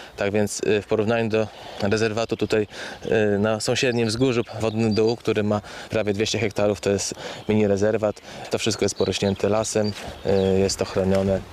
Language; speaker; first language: Polish; native; Polish